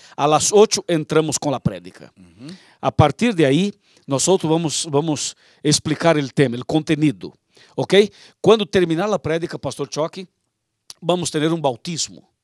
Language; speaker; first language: Portuguese; non-native, learner; Spanish